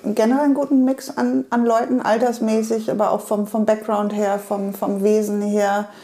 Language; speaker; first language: German; native; German